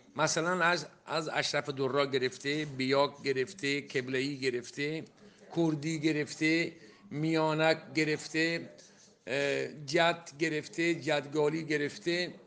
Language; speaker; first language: Persian; non-native, local second language; Baluchi